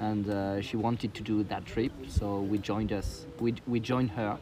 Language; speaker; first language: English; non-native, fluent; French